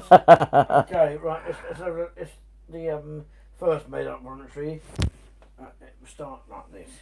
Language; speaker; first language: English; native; English